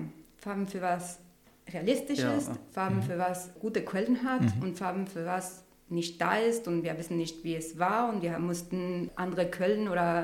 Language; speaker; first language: German; non-native, learner; Spanish